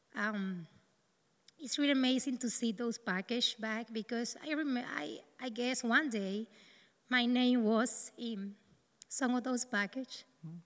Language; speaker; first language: English; non-native, learner; Spanish